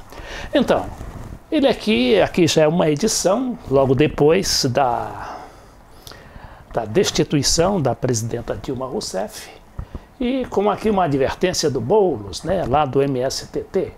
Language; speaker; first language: Portuguese; native; Portuguese